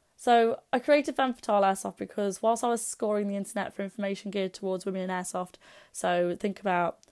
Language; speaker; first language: English; native; English